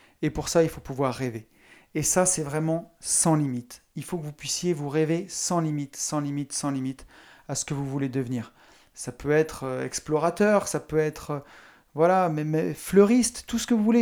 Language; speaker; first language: French; native; French